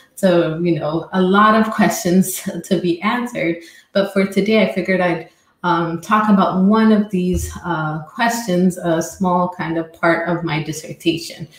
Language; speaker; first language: English; non-native, fluent; Amharic